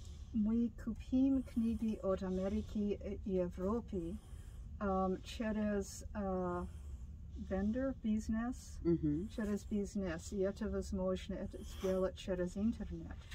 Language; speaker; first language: Russian; non-native, learner; English